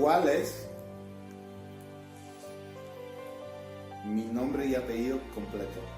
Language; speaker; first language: Spanish; non-native, fluent; Polish